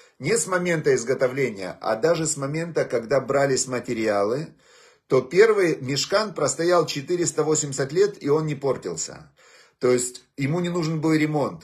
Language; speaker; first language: Russian; native; Russian